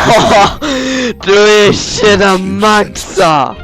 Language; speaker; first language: Polish; early bilingual, heritage; Polish